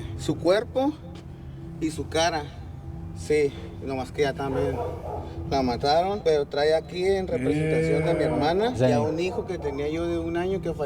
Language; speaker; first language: Spanish; native; Spanish